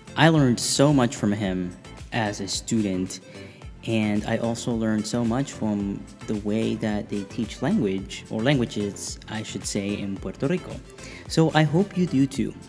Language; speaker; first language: English; native; English